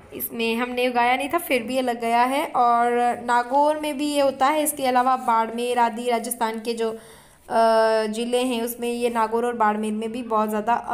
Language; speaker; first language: Hindi; native; Hindi